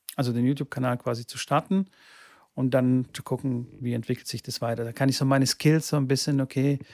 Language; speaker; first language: German; early bilingual, other home language; Bulgarian